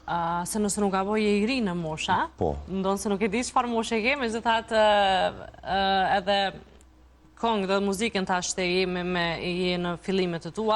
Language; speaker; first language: Albanian; native; Albanian